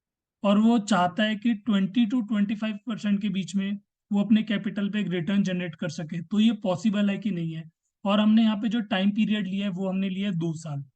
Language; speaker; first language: Hindi; native; Hindi